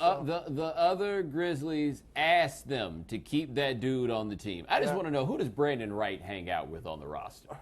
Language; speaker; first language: English; native; English